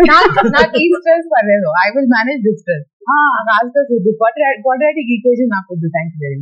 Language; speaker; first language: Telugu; non-native, learner; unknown